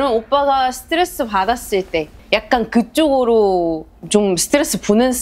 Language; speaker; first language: Korean; non-native, fluent; Arabic